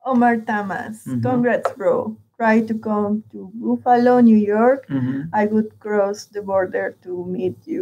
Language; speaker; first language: English; non-native, learner; Spanish